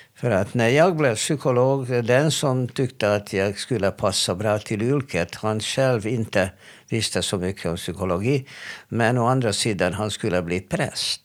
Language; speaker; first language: Swedish; non-native, fluent; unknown